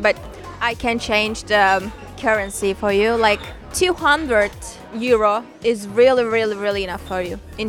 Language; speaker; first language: English; non-native, learner; Turkish